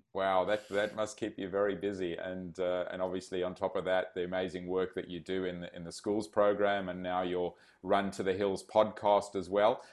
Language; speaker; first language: English; native; English